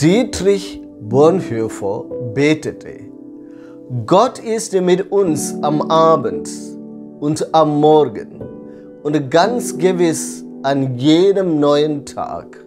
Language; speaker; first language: German; non-native, fluent; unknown